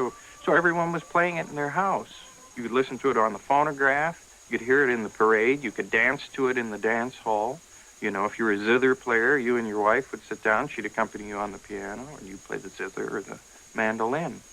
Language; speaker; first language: English; native; English